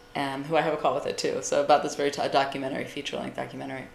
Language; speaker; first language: English; native; English